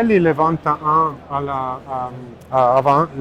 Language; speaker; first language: French; non-native, learner; Italian